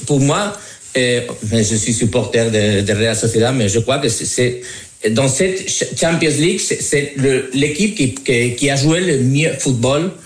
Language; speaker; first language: French; non-native, learner; Spanish